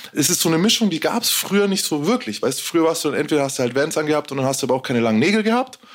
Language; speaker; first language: German; native; German